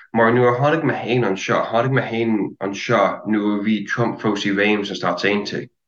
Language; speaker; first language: Irish; non-native, fluent; English